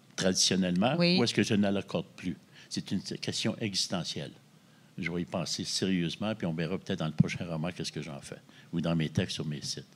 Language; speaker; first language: French; native; French